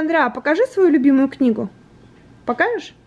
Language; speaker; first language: Russian; native; Russian